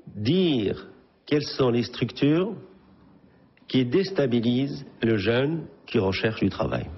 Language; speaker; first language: French; non-native, local second language; Arabic